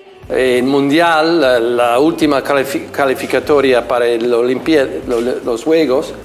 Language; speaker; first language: Spanish; non-native, fluent; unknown